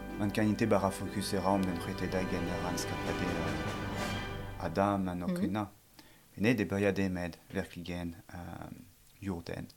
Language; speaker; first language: Swedish; non-native, fluent; French